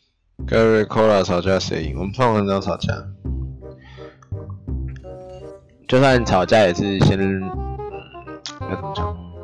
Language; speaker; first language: Chinese; native; Chinese